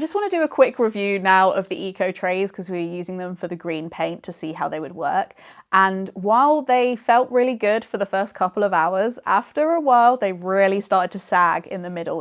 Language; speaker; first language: English; native; English